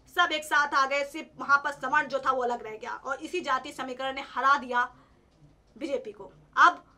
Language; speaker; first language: Hindi; native; Hindi